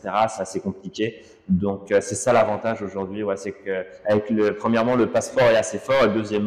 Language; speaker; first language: French; native; French